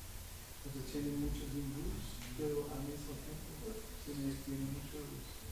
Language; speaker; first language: Spanish; non-native, learner; Portuguese